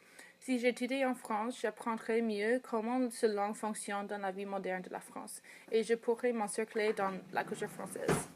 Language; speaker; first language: French; non-native, fluent; English